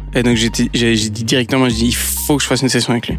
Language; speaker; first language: French; native; French